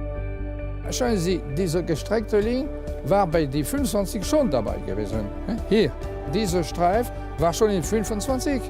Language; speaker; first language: German; non-native, fluent; French